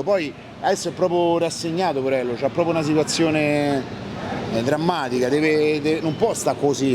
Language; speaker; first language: Italian; native; Italian